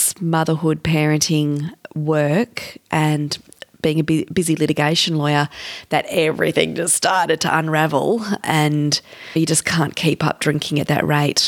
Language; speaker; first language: English; native; English